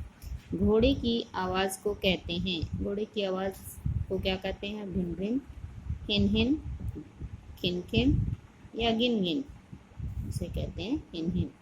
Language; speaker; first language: Hindi; native; Hindi